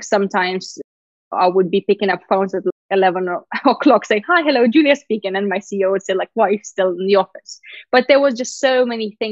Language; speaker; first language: English; non-native, fluent; Russian